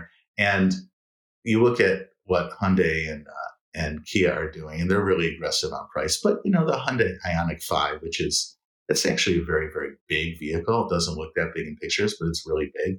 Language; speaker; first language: English; native; English